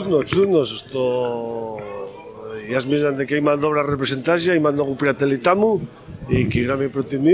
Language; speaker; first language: Macedonian; non-native, fluent; Spanish